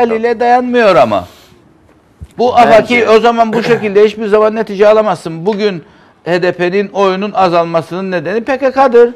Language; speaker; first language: Turkish; native; Turkish